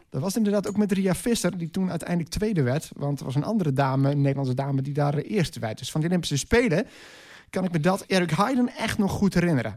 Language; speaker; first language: Dutch; native; Dutch